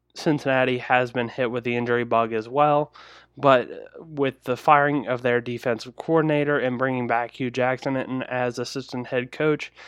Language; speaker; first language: English; native; English